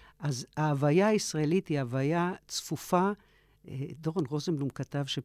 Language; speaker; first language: Hebrew; early bilingual, other home language; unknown